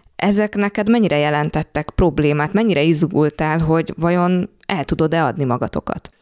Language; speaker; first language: Hungarian; native; Hungarian